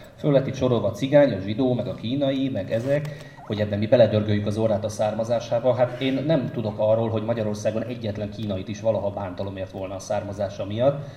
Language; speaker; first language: Hungarian; native; Hungarian